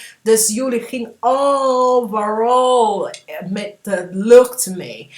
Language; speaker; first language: Dutch; non-native, fluent; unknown